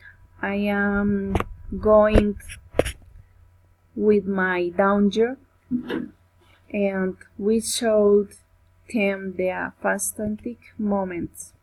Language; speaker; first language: English; non-native, learner; Spanish